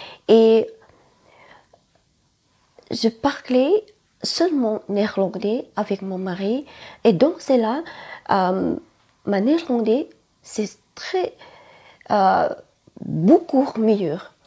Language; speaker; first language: French; non-native, learner; Thai